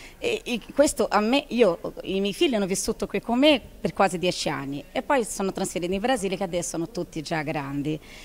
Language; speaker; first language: Italian; non-native, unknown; Portuguese